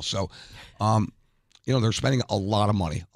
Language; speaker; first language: English; native; English